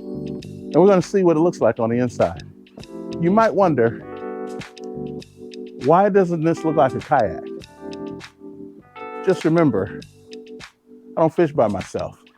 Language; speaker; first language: English; native; English